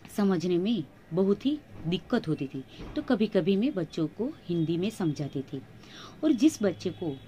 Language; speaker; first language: Hindi; non-native, local second language; Gujarati